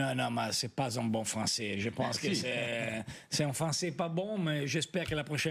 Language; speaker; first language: French; non-native, fluent; Italian